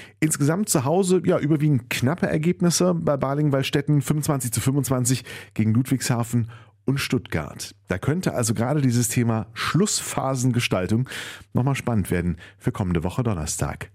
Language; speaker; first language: German; native; German